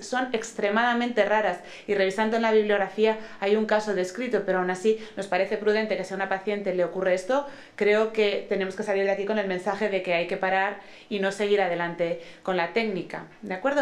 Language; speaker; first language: Spanish; native; Spanish